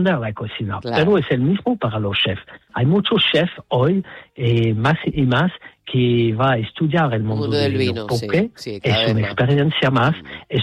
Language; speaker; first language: Spanish; non-native, fluent; English